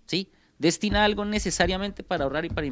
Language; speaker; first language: Spanish; native; Spanish